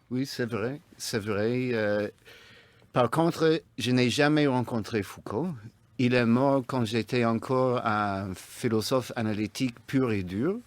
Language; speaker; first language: French; non-native, fluent; English